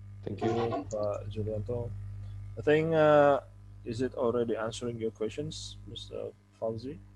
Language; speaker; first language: English; non-native, fluent; Indonesian